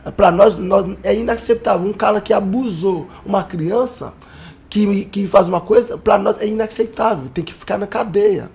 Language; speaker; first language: Portuguese; non-native, learner; Haitian Creole